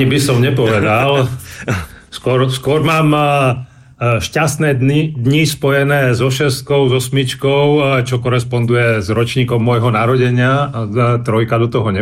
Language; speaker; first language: Slovak; native; Slovak